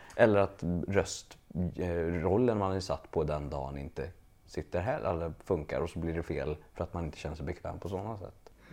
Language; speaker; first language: Swedish; native; Swedish